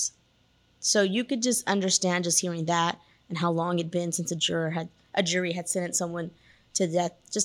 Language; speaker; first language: English; native; English